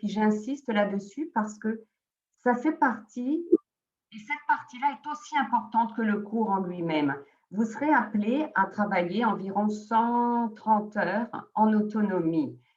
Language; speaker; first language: French; native; French